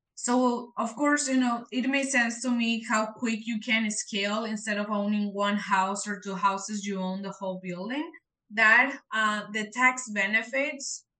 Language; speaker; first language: English; non-native, fluent; Spanish